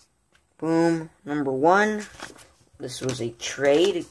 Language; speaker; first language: English; native; English